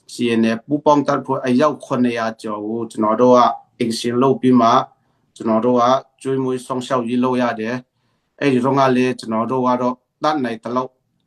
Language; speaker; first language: Burmese; non-native, local second language; Tedim Chin